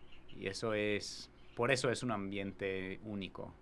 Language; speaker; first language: Spanish; non-native, fluent; English